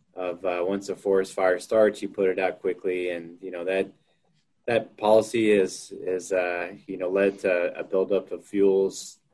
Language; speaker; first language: English; native; English